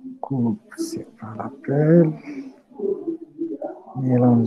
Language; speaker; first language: French; non-native, local second language; Arabic